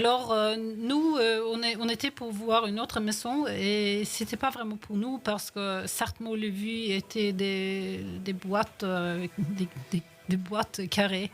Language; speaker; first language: French; non-native, fluent; Norwegian